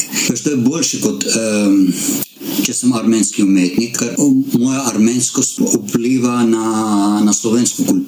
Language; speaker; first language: Slovenian; non-native, learner; Armenian